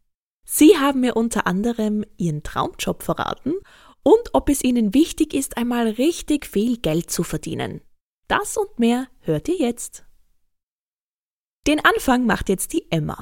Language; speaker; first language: German; native; German